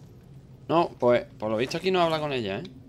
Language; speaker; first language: Spanish; native; Spanish